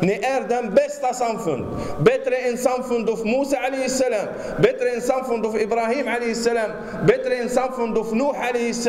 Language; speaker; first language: Swedish; non-native, fluent; Arabic